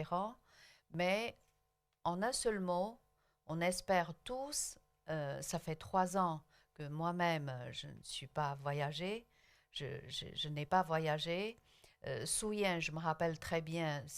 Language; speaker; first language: French; non-native, local second language; Chinese